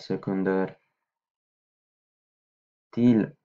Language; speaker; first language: Norwegian; non-native, fluent; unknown